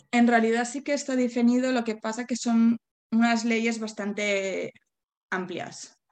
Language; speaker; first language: Spanish; native; Spanish